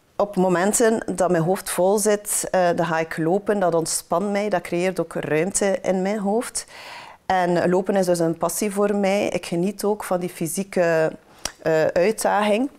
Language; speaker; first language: Dutch; native; Dutch